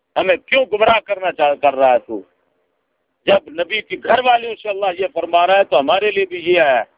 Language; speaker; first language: Urdu; non-native, local second language; Punjabi